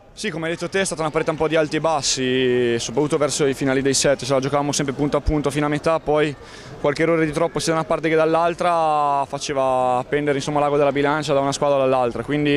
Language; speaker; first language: Italian; native; Italian